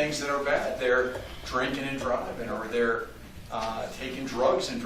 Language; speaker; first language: English; native; English